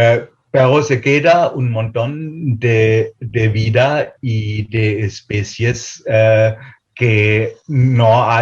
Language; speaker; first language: Spanish; non-native, fluent; German